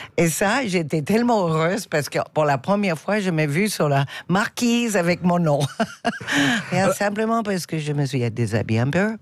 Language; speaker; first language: French; non-native, fluent; English